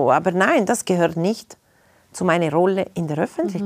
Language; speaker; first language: German; non-native, local second language; Italian